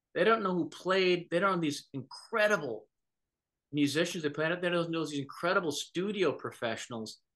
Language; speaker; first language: English; native; English